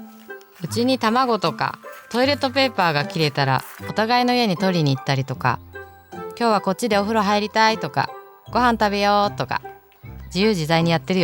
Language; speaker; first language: Japanese; native; Japanese